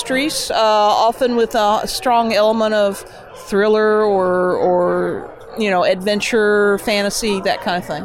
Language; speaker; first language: English; native; English